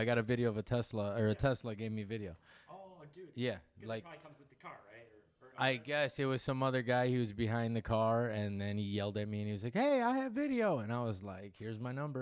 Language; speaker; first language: English; native; English